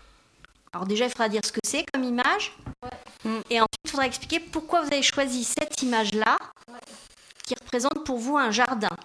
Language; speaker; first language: French; native; French